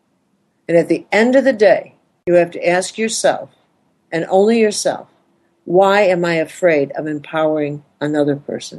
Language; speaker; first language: English; native; English